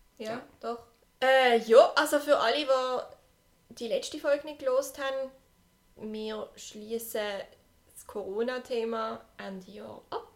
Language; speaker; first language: German; native; German